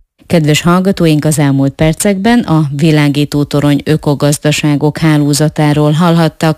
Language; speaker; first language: Hungarian; native; Hungarian